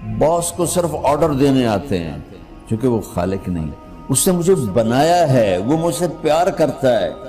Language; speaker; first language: Urdu; non-native, local second language; Punjabi